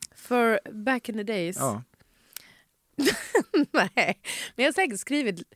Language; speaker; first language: Swedish; native; Swedish